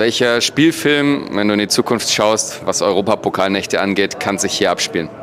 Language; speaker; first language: German; native; German